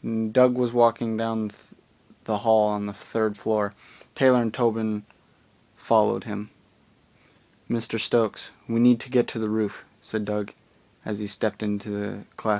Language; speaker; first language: English; native; English